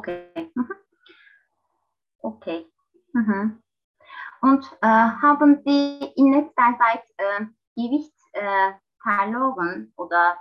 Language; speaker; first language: German; non-native, learner; Turkish